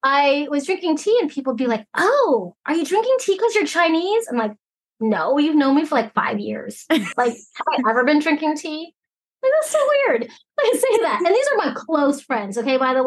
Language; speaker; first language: English; early bilingual, other home language; Cantonese